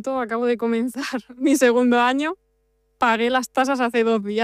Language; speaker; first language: Spanish; native; Spanish